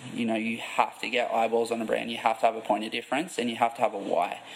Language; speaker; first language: English; native; English